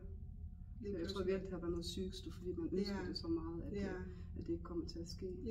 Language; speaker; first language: Danish; non-native, local second language; Faroese